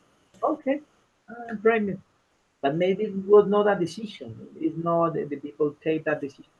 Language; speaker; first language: English; non-native, learner; Spanish